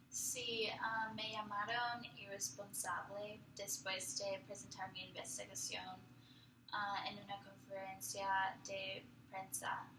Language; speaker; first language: Spanish; non-native, learner; English